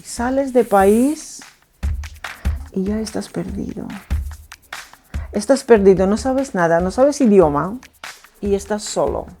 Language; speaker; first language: Spanish; non-native, fluent; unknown